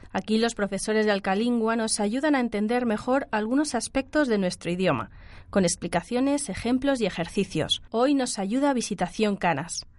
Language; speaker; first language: Spanish; native; Spanish